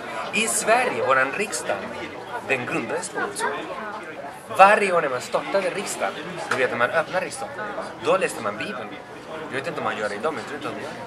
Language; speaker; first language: Swedish; non-native, fluent; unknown